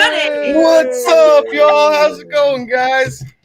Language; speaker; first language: English; native; English